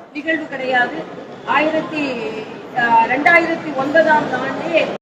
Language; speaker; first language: Tamil; native; Tamil